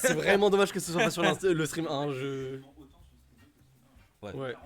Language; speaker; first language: French; native; French